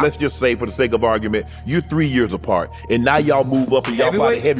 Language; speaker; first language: English; native; English